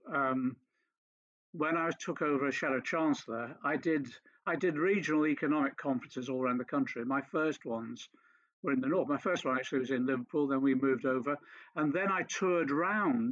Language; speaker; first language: English; native; English